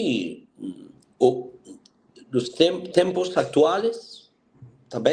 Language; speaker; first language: Portuguese; non-native, fluent; Spanish